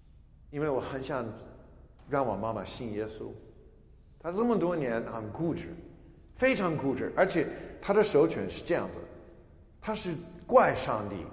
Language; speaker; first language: Chinese; non-native, fluent; English